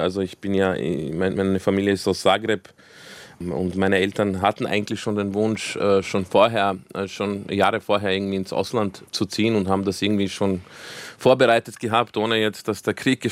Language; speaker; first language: German; early bilingual, other home language; Croatian